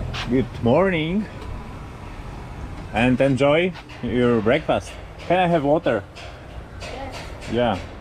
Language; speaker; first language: English; non-native, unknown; Polish